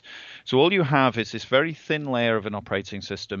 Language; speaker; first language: English; native; English